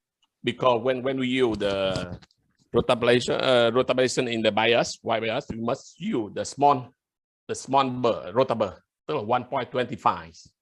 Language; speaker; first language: English; non-native, learner; Vietnamese